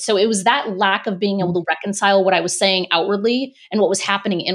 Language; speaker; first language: English; native; English